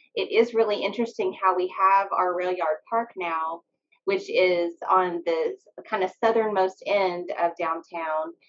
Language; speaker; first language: English; native; English